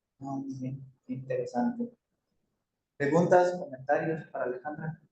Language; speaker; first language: Spanish; native; Spanish